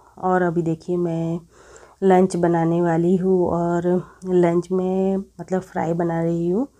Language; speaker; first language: Hindi; non-native, local second language; Bangla